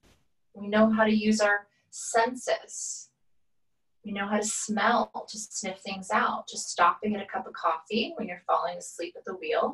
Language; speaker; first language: English; native; English